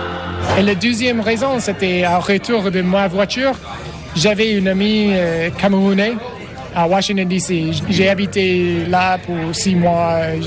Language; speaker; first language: French; non-native, learner; English